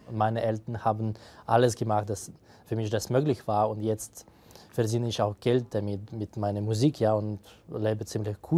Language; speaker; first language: German; non-native, fluent; Russian